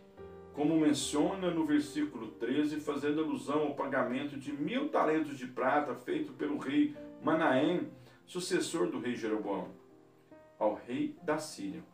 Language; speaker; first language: Portuguese; native; Portuguese